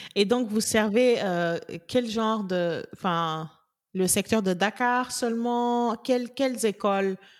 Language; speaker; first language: French; non-native, local second language; Wolof